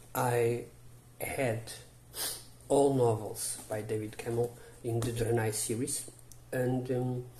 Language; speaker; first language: English; non-native, learner; Portuguese